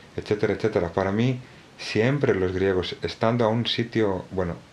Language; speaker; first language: Spanish; non-native, fluent; Greek